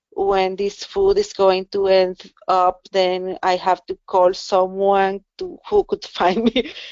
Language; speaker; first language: English; non-native, fluent; Spanish